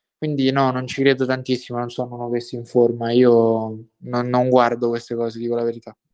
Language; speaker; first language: Italian; native; Italian